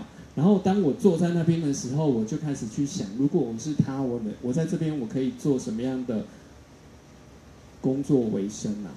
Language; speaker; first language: Chinese; native; Chinese